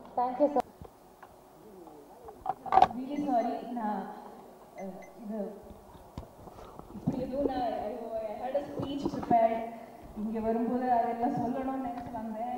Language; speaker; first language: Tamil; non-native, learner; Malayalam